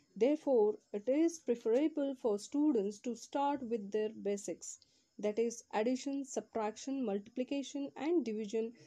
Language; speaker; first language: English; non-native, local second language; Kannada